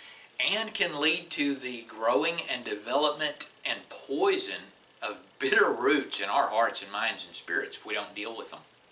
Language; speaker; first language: English; native; English